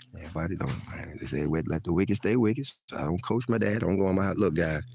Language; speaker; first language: English; native; English